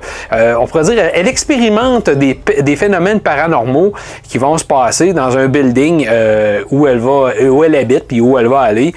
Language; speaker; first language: French; native; French